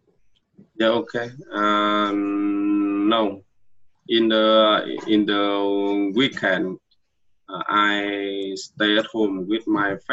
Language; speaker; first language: English; non-native, learner; Vietnamese